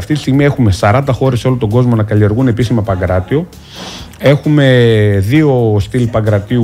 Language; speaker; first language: Greek; native; Greek